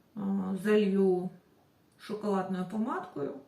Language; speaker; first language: Ukrainian; non-native, local second language; Russian